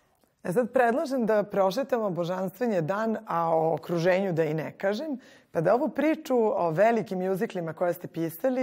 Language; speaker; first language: Serbian; native; Serbian